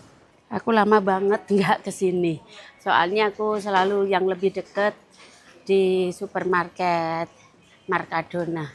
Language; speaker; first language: Indonesian; non-native, local second language; Javanese